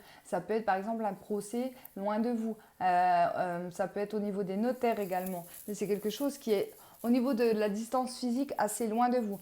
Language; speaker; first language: French; native; French